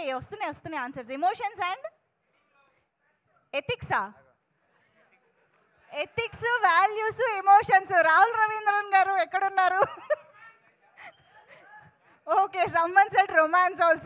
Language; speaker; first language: Telugu; native; Telugu